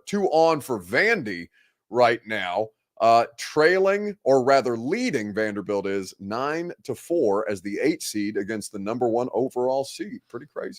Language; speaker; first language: English; native; English